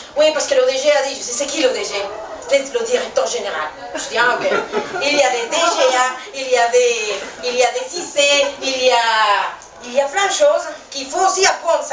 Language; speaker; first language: French; non-native, fluent; Spanish